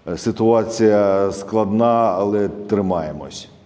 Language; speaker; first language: Ukrainian; native; Ukrainian